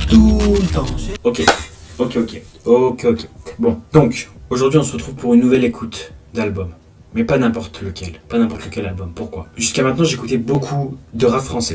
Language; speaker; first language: French; native; French